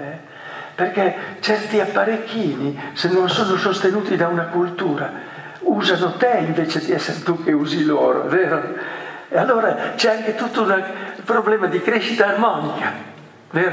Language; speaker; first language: Italian; native; Italian